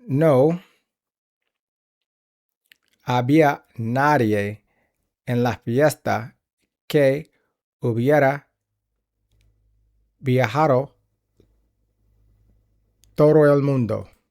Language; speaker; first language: Spanish; non-native, learner; English